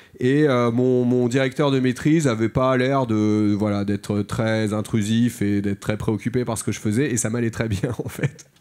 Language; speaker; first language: French; native; French